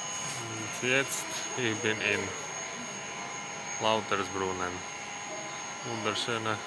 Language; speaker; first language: German; non-native, learner; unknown